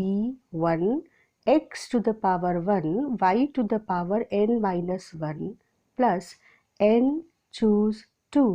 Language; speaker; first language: English; non-native, local second language; Hindi